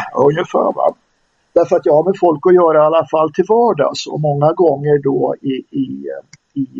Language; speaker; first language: Swedish; native; Swedish